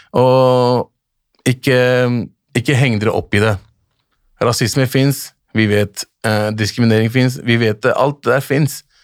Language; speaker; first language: Norwegian; early bilingual, other home language; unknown